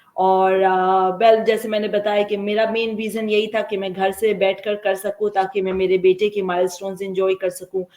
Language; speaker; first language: Urdu; native; Urdu